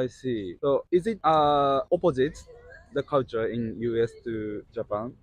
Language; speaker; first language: English; non-native, learner; Japanese